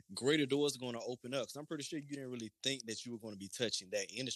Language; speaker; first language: English; native; English